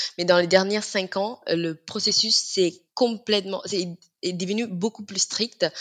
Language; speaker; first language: French; non-native, fluent; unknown